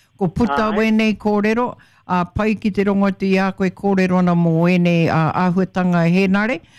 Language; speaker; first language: Māori; native; Māori